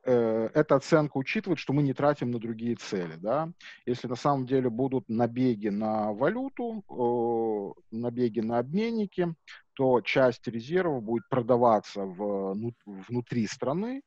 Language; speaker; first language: Russian; native; Russian